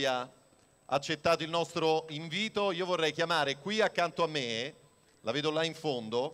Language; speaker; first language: Italian; native; Italian